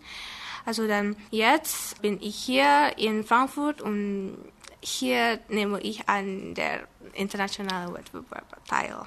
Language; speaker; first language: German; non-native, learner; Indonesian